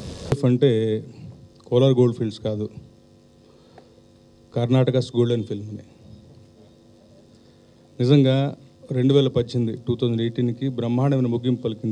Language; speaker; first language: Telugu; native; Telugu